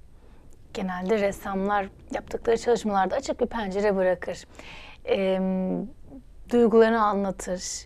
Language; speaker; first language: Turkish; native; Turkish